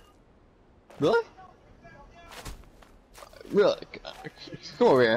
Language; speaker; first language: English; native; English